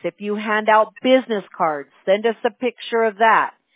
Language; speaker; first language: English; early bilingual, other home language; Spanish